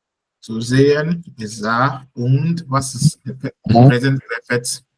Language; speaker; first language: German; non-native, learner; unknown